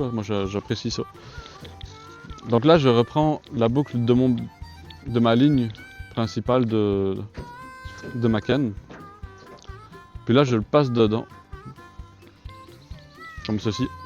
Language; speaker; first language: French; native; French